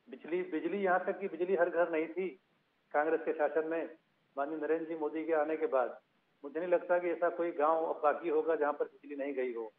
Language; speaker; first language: Hindi; native; Hindi